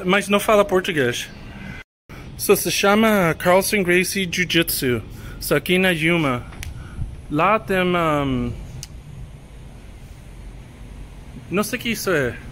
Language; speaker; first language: Portuguese; non-native, learner; English